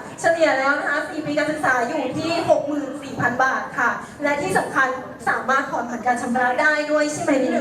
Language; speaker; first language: Thai; native; Thai